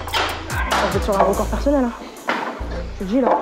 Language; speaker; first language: French; native; French